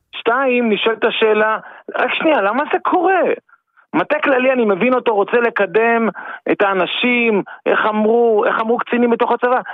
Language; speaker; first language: Hebrew; native; Hebrew